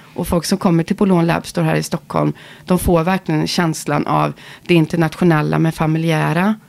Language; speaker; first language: Swedish; native; Swedish